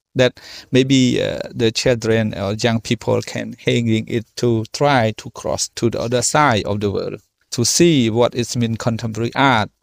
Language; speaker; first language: English; non-native, learner; Khmer